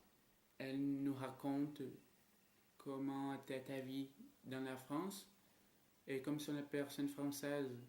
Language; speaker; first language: French; non-native, learner; Portuguese